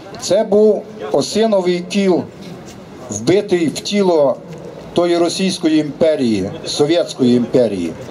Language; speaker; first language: Ukrainian; native; Ukrainian